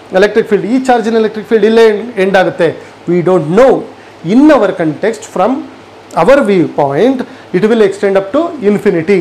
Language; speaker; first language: English; non-native, local second language; Kannada